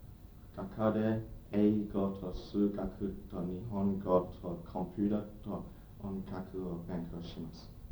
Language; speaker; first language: Japanese; non-native, learner; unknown